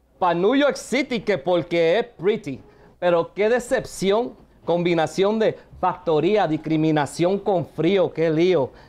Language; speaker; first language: Spanish; early bilingual, heritage; Spanish